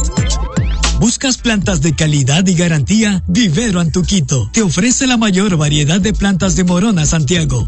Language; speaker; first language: Spanish; native; Spanish